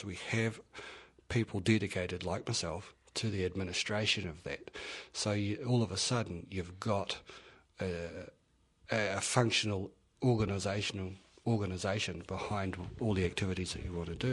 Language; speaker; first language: English; native; English